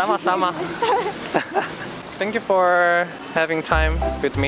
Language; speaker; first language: English; non-native, learner; Korean